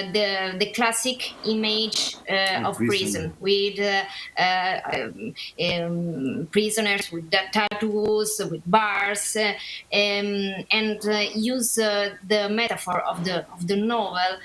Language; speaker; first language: English; non-native, learner; Italian